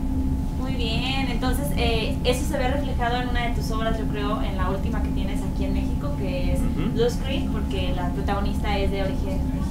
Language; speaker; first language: Spanish; native; Spanish